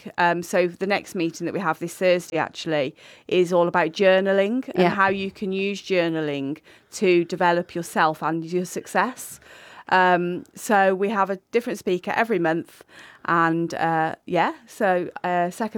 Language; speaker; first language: English; native; English